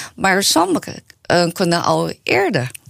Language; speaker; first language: Dutch; non-native, learner; Chinese